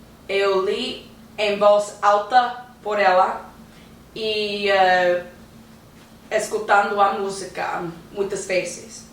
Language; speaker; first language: Portuguese; non-native, learner; English